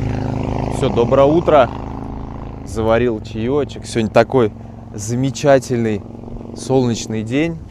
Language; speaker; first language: Russian; native; Russian